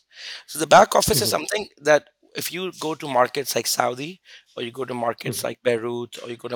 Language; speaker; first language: English; non-native, local second language; Urdu